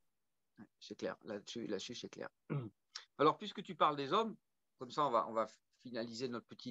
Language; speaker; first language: French; native; French